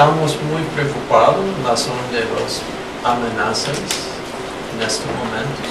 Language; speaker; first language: Spanish; non-native, fluent; English